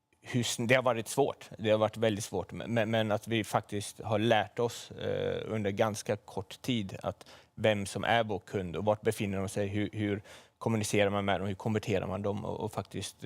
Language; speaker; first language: Swedish; native; Swedish